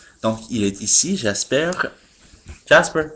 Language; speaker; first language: French; non-native, learner; English